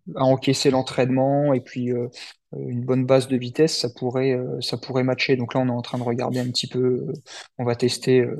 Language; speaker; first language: French; native; French